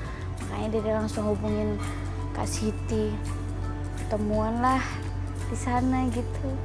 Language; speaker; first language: Indonesian; native; Indonesian